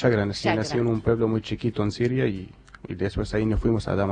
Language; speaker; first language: Spanish; non-native, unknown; Arabic